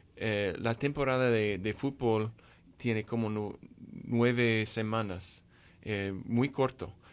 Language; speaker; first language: Spanish; non-native, fluent; English